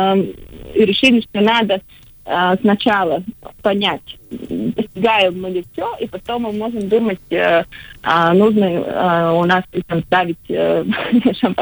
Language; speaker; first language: Russian; non-native, local second language; Latvian